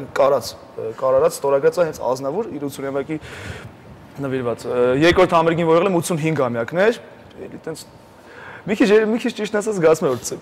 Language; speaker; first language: Armenian; native; Armenian